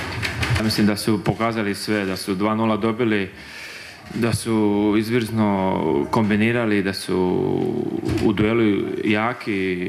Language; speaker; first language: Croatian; early bilingual, heritage; Croatian